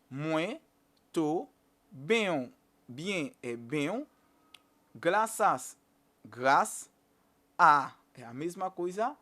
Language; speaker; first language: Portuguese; non-native, fluent; Haitian Creole